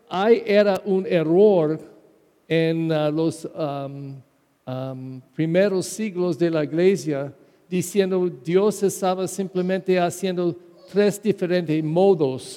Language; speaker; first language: Spanish; non-native, fluent; English